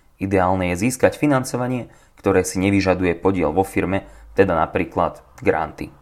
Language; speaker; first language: English; non-native, fluent; Slovak